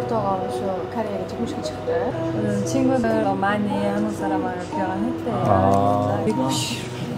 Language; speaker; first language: Korean; non-native, learner; Uzbek